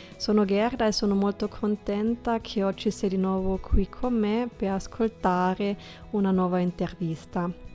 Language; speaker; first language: Italian; non-native, fluent; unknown